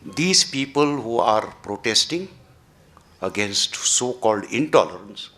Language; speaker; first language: Hindi; non-native, local second language; Marathi